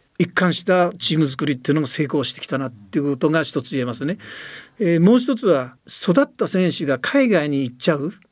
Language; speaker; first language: Japanese; native; Japanese